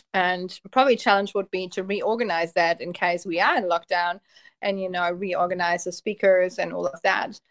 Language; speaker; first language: English; early bilingual, heritage; Polish